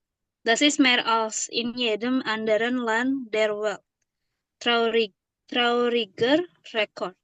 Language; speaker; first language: German; non-native, learner; Indonesian